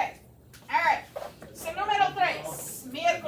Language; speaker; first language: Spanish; non-native, fluent; English